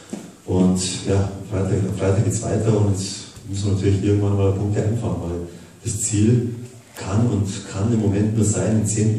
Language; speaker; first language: German; native; German